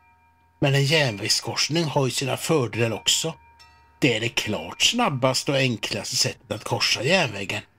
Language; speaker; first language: Swedish; native; Swedish